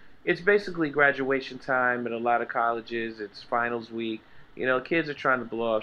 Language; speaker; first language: English; native; English